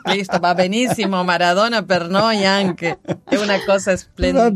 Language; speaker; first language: Italian; non-native, learner; Spanish